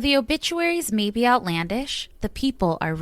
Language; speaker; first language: English; native; English